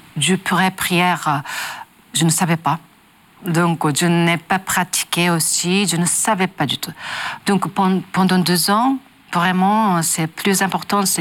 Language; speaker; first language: French; non-native, learner; Japanese